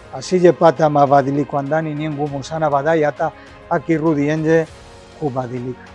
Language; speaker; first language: Swahili; non-native, fluent; Spanish